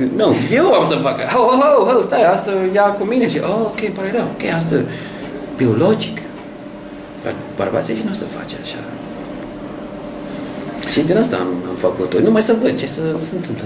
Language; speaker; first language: Romanian; non-native, learner; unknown